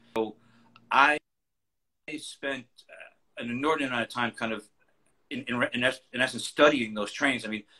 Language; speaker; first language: English; native; English